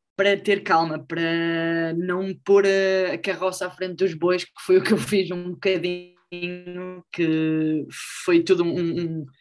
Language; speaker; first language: Portuguese; native; Portuguese